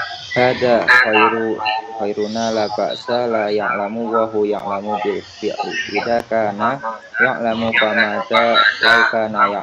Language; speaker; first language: Arabic; non-native, learner; Indonesian